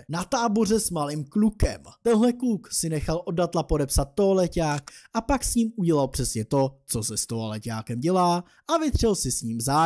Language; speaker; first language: Czech; native; Czech